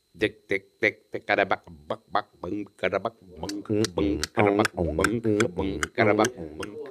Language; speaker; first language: English; native; English